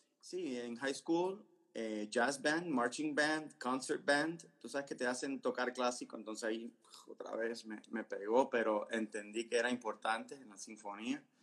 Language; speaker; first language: Spanish; early bilingual, heritage; Spanish